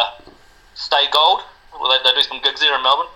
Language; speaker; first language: English; non-native, local second language; Spanish